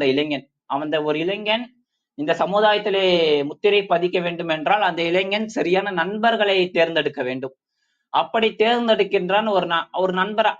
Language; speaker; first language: Tamil; non-native, local second language; Urdu